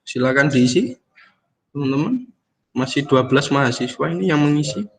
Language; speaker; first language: Indonesian; native; Indonesian